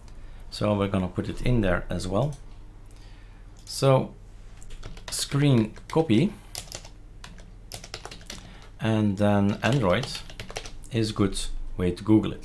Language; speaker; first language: English; non-native, fluent; Dutch